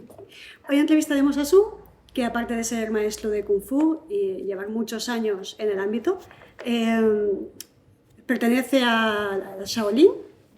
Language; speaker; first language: Spanish; native; Spanish